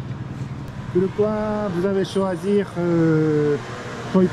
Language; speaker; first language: French; non-native, fluent; Japanese